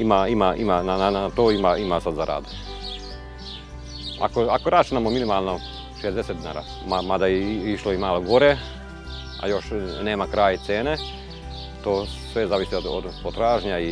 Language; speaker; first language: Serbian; non-native, local second language; Hungarian